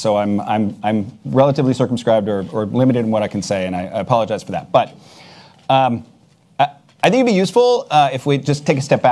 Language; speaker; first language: English; native; English